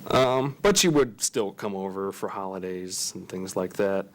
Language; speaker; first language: English; native; English